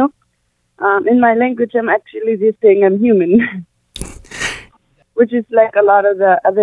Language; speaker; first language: English; non-native, fluent; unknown